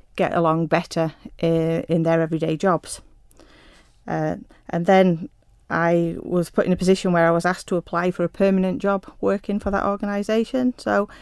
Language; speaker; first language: English; native; English